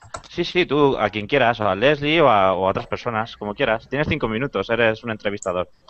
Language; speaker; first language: Spanish; native; Spanish